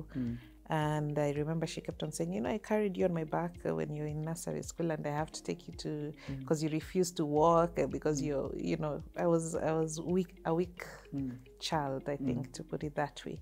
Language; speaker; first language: English; non-native, local second language; Luyia